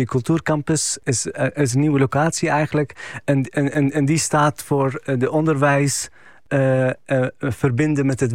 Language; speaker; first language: Dutch; non-native, fluent; Arabic